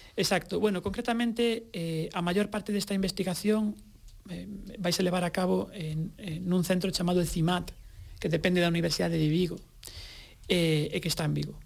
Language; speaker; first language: Galician; native; Galician